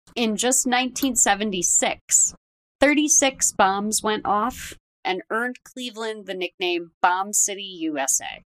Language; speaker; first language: English; native; English